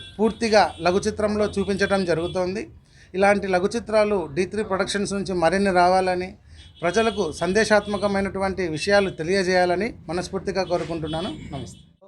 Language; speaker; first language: Telugu; native; Telugu